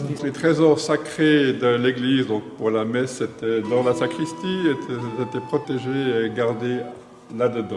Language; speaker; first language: French; non-native, fluent; Romanian